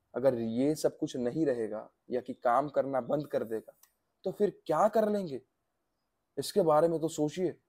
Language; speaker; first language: Hindi; non-native, local second language; Gujarati